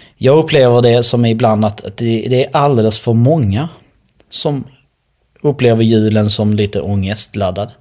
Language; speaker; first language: Swedish; early bilingual, other home language; Albanian